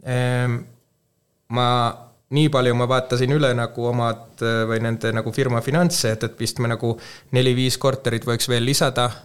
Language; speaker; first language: Estonian; non-native, fluent; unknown